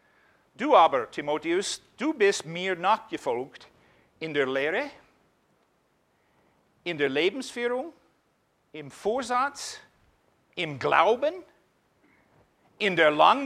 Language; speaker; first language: German; non-native, fluent; English